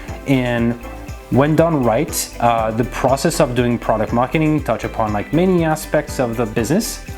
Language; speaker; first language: English; non-native, fluent; French